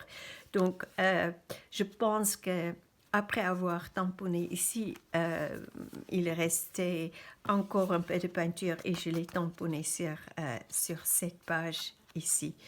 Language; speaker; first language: French; non-native, fluent; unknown